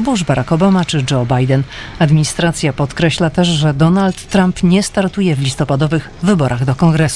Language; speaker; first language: Polish; native; Polish